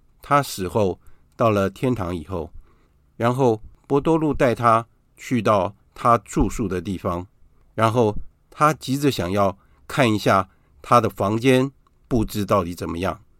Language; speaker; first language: Chinese; native; Chinese